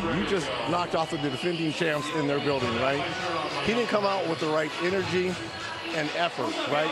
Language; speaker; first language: English; native; English